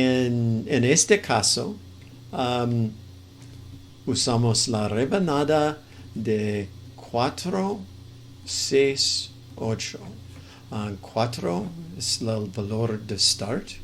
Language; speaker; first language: Spanish; non-native, fluent; English